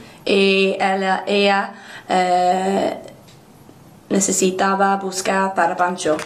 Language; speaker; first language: Spanish; non-native, learner; English